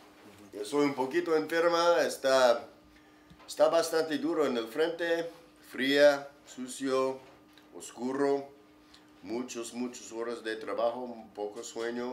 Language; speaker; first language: Spanish; non-native, learner; English